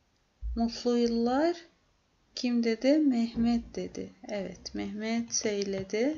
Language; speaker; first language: Turkish; non-native, fluent; Arabic